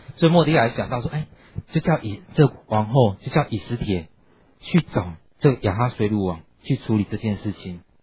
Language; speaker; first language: Chinese; native; Chinese